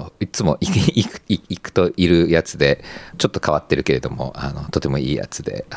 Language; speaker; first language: Japanese; native; Japanese